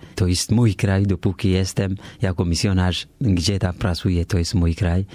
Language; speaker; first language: Polish; non-native, learner; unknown